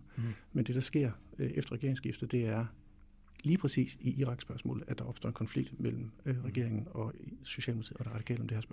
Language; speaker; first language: Danish; native; Danish